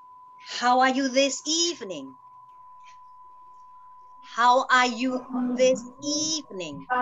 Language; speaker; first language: English; non-native, fluent; Indonesian